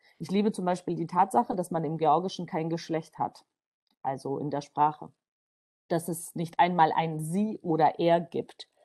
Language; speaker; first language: German; non-native, fluent; Georgian